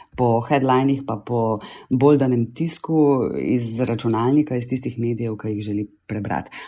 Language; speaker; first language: Slovenian; native; Slovenian